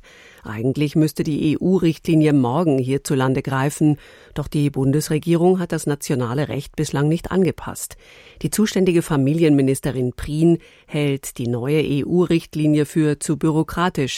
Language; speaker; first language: German; native; German